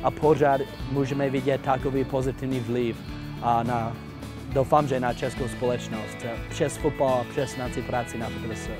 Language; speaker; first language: Czech; non-native, fluent; English